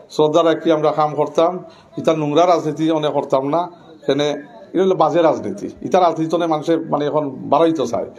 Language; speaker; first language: Bangla; native; Bangla